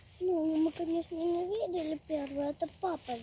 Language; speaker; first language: Russian; early bilingual, heritage; Russian